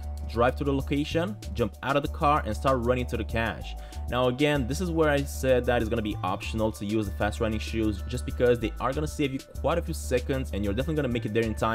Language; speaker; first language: English; non-native, fluent; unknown